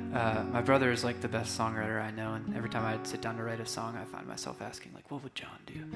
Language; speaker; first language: English; native; English